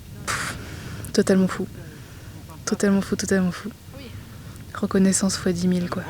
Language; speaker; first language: French; native; French